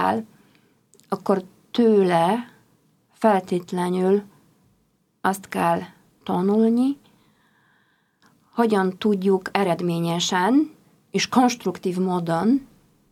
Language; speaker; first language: Hungarian; non-native, fluent; Polish